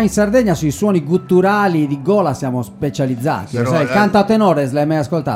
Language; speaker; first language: Italian; native; Italian